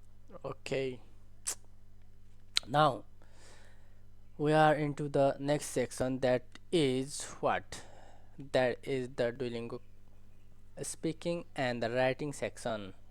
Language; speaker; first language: English; non-native, learner; Nepali